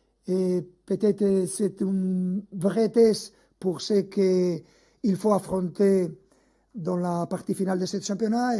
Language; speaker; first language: French; non-native, fluent; Spanish